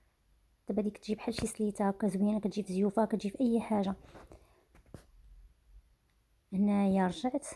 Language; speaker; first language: Arabic; native; Arabic